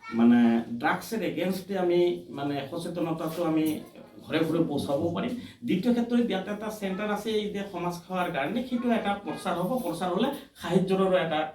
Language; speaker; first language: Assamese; native; Assamese